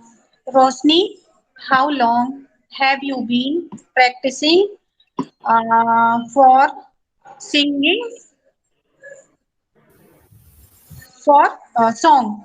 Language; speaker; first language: English; non-native, learner; Hindi